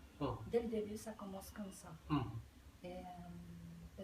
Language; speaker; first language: French; non-native, fluent; Japanese